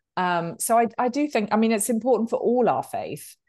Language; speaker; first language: English; native; English